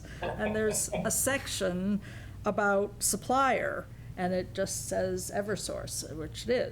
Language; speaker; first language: English; native; English